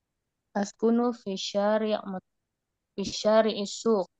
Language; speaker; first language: Arabic; non-native, learner; Indonesian